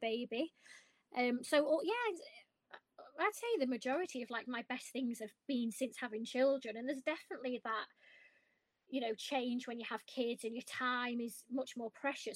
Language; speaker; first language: English; native; English